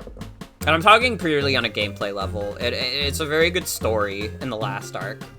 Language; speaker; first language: English; native; English